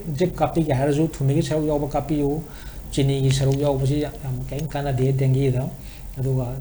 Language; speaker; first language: Manipuri; native; Manipuri